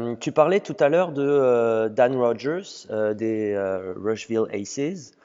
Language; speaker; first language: French; native; French